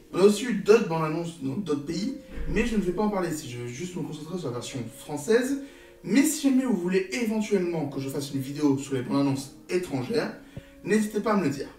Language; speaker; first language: French; native; French